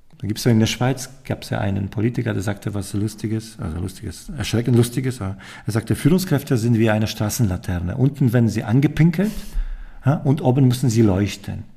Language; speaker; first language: German; non-native, fluent; Polish